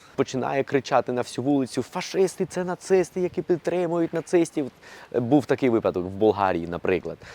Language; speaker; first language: Ukrainian; non-native, fluent; Spanish